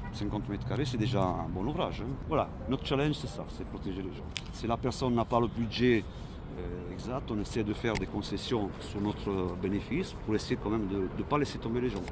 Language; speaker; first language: French; non-native, local second language; Italian